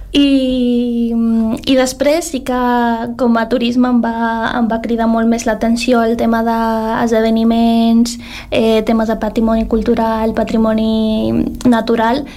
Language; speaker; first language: Catalan; early bilingual, other home language; Spanish